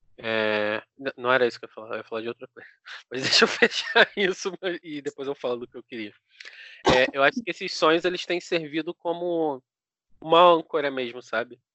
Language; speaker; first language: Portuguese; native; Portuguese